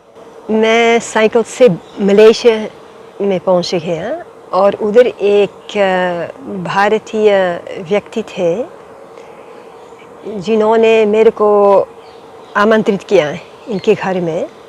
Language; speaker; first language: Hindi; non-native, fluent; Dutch